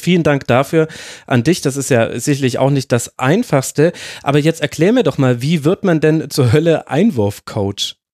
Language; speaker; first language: German; native; German